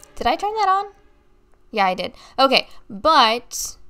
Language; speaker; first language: English; native; English